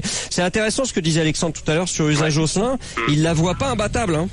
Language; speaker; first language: French; native; French